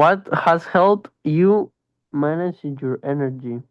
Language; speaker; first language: English; non-native, learner; Spanish